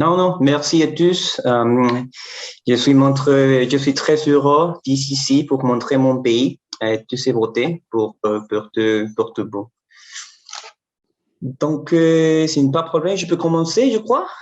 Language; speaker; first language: French; non-native, fluent; Spanish